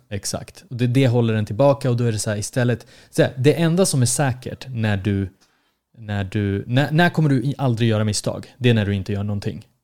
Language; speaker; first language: Swedish; early bilingual, other home language; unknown